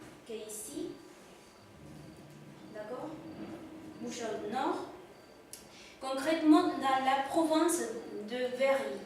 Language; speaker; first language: French; non-native, learner; Spanish